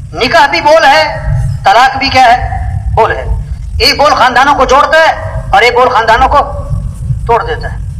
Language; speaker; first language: Urdu; non-native, local second language; Pashto